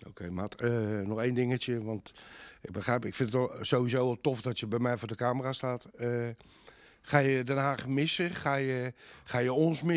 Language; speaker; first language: Dutch; native; Dutch